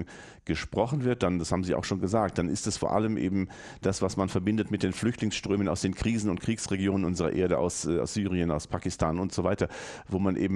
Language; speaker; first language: German; native; German